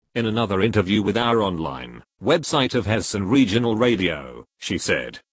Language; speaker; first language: English; native; English